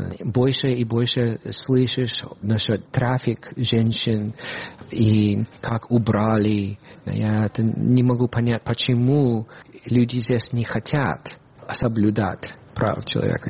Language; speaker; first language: Russian; non-native, fluent; English